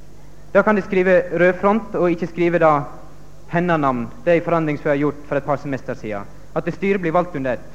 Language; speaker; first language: Norwegian; native; Norwegian